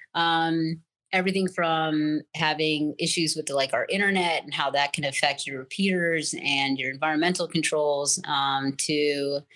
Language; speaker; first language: English; native; English